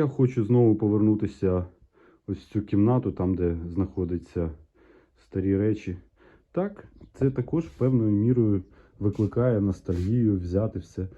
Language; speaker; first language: Ukrainian; non-native, local second language; Russian